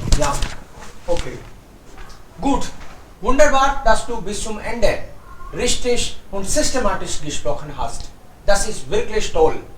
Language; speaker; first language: German; non-native, fluent; Hindi